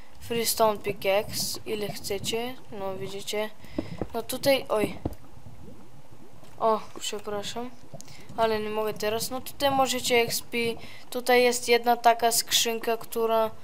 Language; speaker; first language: Polish; early bilingual, heritage; Polish